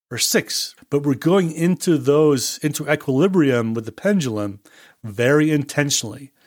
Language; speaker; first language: English; native; English